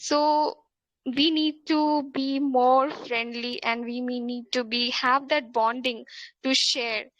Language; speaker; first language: English; non-native, fluent; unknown